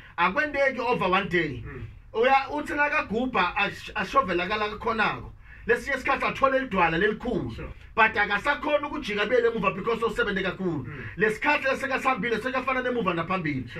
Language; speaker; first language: Zulu; non-native, local second language; Swati